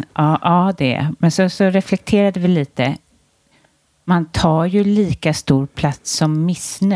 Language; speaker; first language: Swedish; native; Swedish